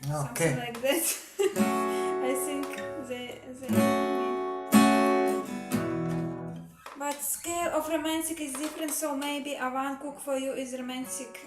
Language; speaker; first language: English; non-native, learner; Russian